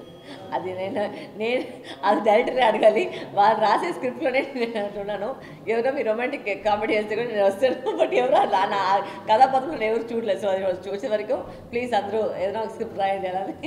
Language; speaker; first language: Telugu; non-native, learner; Tamil